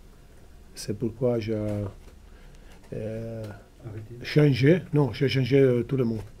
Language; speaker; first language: French; non-native, fluent; Italian